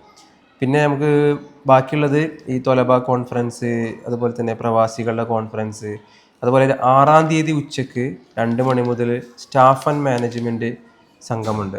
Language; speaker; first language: Malayalam; native; Malayalam